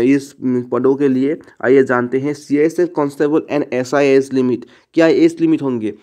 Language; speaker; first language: Hindi; non-native, local second language; Assamese